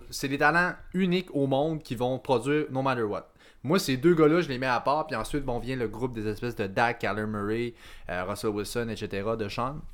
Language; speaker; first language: French; native; French